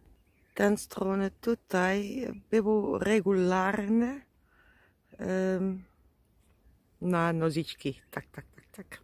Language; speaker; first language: Polish; non-native, learner; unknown